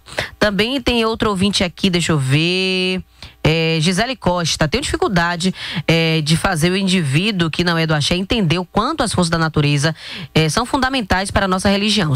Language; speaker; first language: Portuguese; native; Portuguese